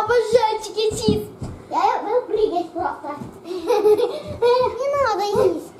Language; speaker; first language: Russian; early bilingual, other home language; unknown